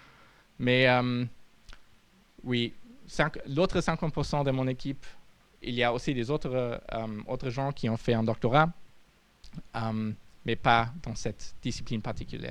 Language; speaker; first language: French; non-native, fluent; German